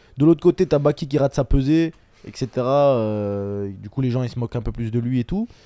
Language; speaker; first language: French; early bilingual, other home language; Chechen